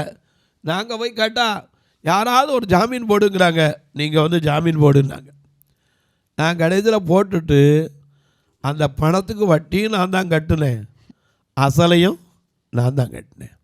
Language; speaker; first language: Tamil; native; Tamil